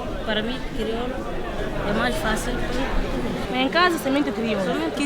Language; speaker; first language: Portuguese; non-native, local second language; Upper Guinea Crioulo